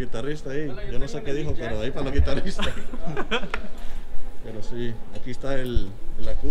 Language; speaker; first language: Spanish; early bilingual, heritage; Spanish